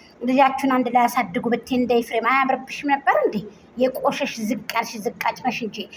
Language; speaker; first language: Amharic; native; Amharic